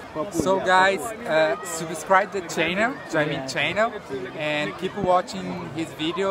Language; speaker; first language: English; non-native, fluent; Portuguese